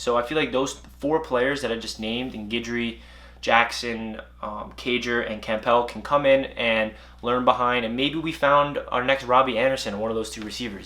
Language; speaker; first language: English; native; English